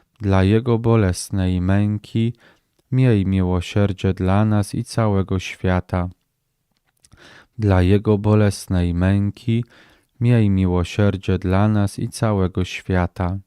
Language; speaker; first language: Polish; native; Polish